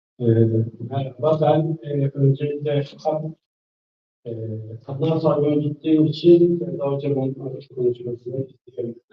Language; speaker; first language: Turkish; non-native, fluent; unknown